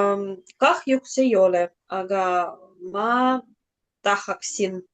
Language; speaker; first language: Estonian; non-native, learner; Russian